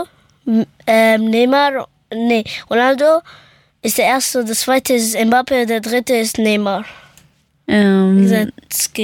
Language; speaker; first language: German; early bilingual, other home language; Persian